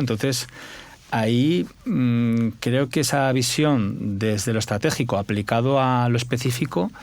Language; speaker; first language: Spanish; native; Spanish